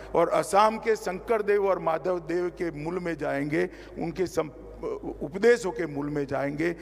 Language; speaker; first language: Hindi; non-native, local second language; Gujarati